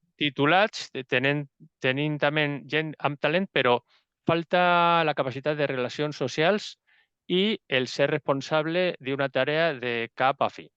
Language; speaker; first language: Catalan; non-native, local second language; Spanish